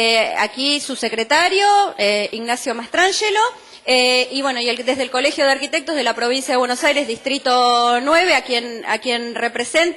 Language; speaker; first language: Spanish; native; Spanish